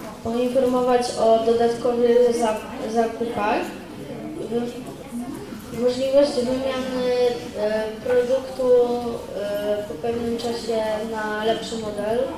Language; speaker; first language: Polish; native; Polish